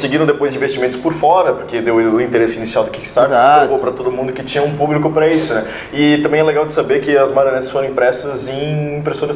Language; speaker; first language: Portuguese; native; Portuguese